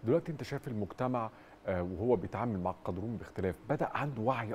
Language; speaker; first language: Arabic; native; Arabic